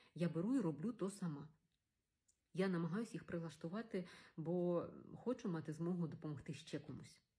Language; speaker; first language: Ukrainian; native; Ukrainian